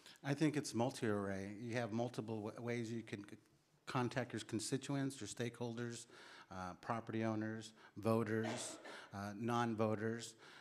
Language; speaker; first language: English; early bilingual, other home language; Spanish